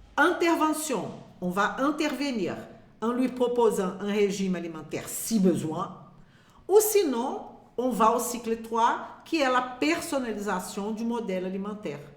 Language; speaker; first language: French; non-native, fluent; Portuguese